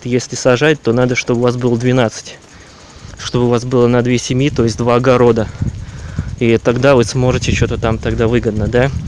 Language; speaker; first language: Russian; native; Russian